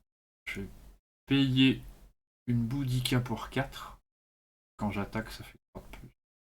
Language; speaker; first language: French; native; French